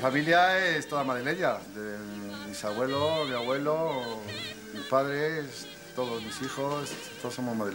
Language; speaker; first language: Spanish; native; Spanish